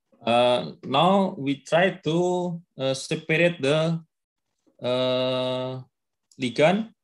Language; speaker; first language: English; non-native, learner; Indonesian